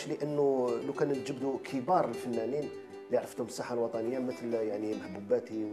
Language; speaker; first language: Arabic; native; Arabic